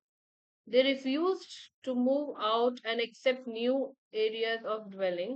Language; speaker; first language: English; non-native, local second language; Hindi